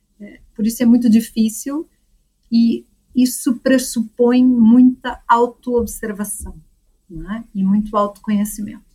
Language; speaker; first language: Portuguese; native; Portuguese